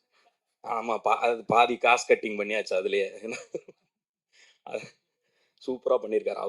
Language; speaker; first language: Tamil; native; Tamil